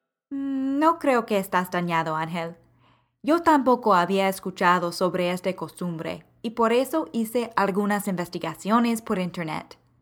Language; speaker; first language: Spanish; non-native, fluent; English